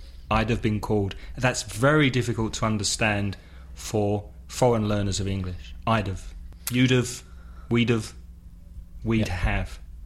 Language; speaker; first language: English; native; English